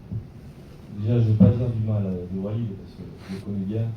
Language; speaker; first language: French; native; French